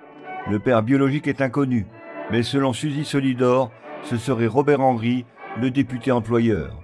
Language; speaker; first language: French; native; French